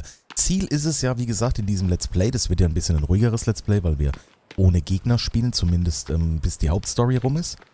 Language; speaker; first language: German; native; German